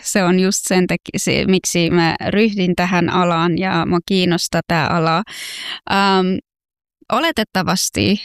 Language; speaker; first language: Finnish; non-native, fluent; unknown